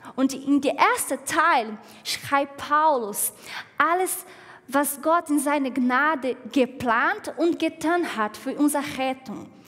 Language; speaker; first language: German; non-native, fluent; Portuguese